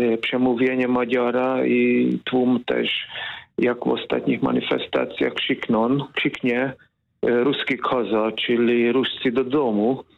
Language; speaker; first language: Polish; non-native, fluent; Hungarian